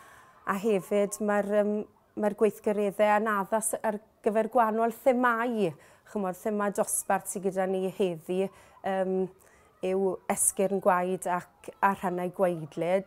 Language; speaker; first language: Welsh; native; Welsh